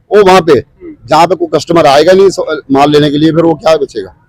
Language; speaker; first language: Urdu; non-native, local second language; Punjabi